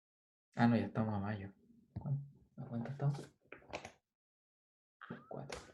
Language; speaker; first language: Spanish; native; Spanish